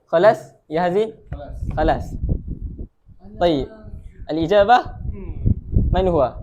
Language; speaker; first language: Arabic; non-native, learner; Malay